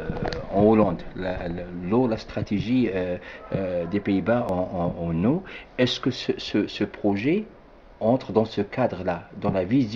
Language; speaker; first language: French; non-native, local second language; Arabic